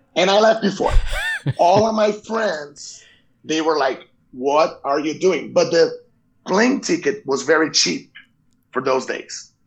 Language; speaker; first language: English; non-native, fluent; Portuguese